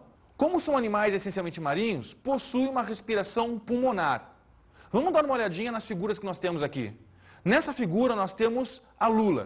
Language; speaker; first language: Portuguese; native; Portuguese